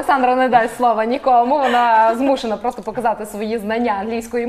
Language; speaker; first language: Ukrainian; native; Ukrainian